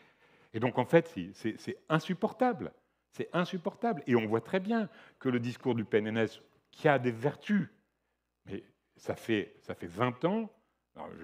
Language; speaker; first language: French; native; French